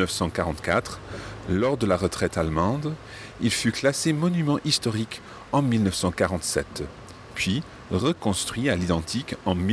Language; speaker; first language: French; non-native, fluent; English